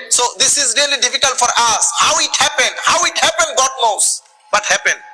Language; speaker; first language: English; non-native, local second language; Bangla